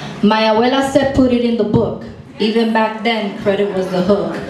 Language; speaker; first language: English; early bilingual, other home language; Spanish